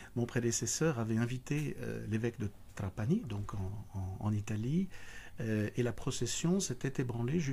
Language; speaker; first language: French; native; French